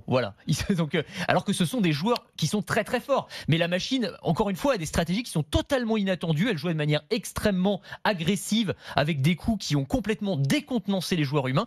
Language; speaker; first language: French; native; French